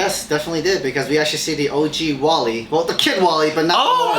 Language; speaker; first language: English; native; English